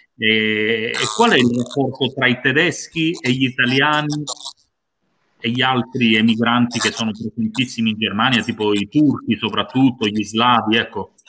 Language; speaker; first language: Italian; native; Italian